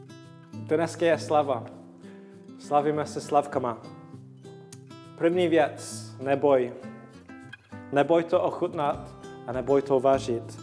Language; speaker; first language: Czech; non-native, learner; English